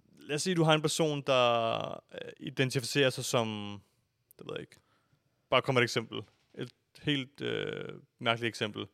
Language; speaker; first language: Danish; early bilingual, other home language; Urdu